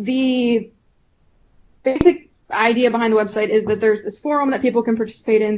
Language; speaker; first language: English; native; English